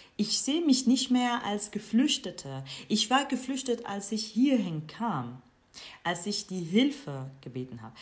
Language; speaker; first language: German; non-native, fluent; Kurdish